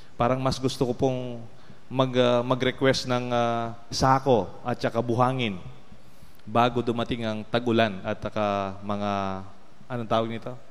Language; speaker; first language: Filipino; non-native, local second language; Pampanga